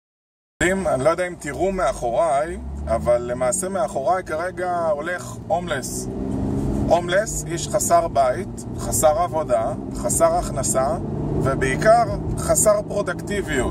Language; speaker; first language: Hebrew; native; Hebrew